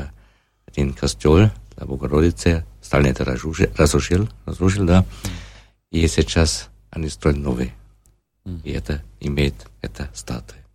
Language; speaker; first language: Russian; non-native, learner; German